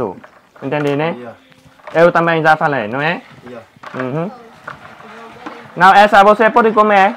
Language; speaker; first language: Portuguese; non-native, learner; Vietnamese